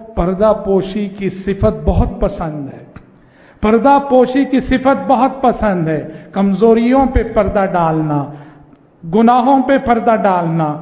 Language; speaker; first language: Urdu; native; Urdu